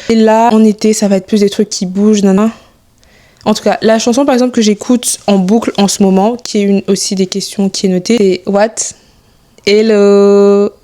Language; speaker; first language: French; early bilingual, other home language; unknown